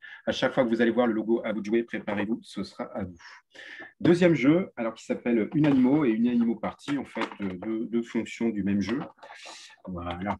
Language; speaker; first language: French; native; French